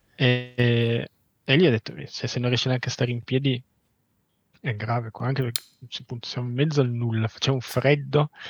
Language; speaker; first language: Italian; native; Italian